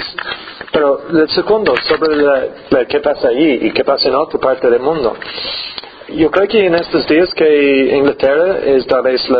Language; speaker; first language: Spanish; non-native, learner; English